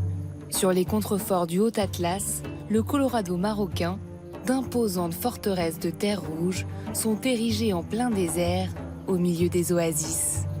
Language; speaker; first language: French; native; French